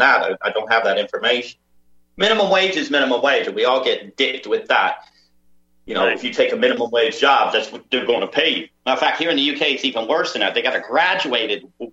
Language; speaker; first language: English; native; English